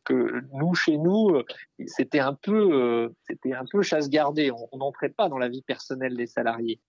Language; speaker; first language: French; native; French